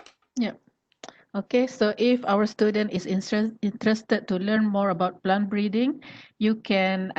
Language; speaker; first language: English; non-native, fluent; Malay